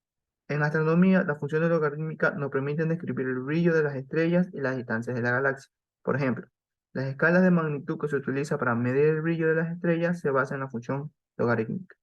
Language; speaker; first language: Spanish; native; Spanish